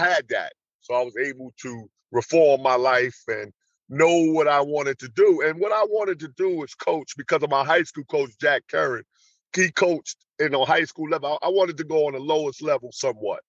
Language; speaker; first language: English; native; English